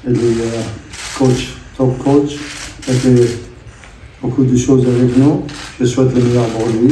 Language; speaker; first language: French; non-native, learner; Arabic